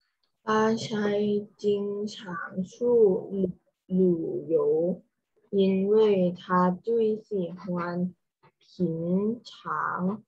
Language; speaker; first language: Chinese; non-native, learner; Thai